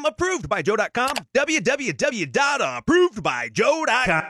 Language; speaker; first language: English; native; English